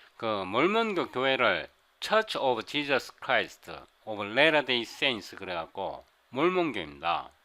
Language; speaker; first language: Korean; native; Korean